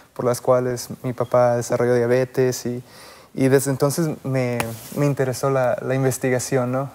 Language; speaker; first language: Spanish; native; Spanish